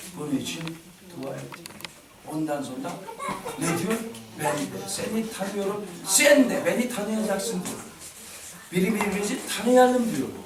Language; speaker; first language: Turkish; non-native, learner; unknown